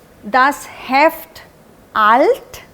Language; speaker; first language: German; non-native, fluent; Hindi